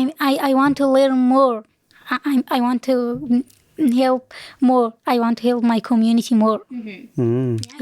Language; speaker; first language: English; non-native, learner; Kurdish